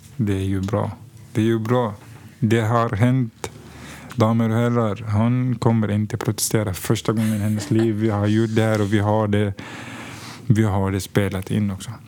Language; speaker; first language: Swedish; non-native, fluent; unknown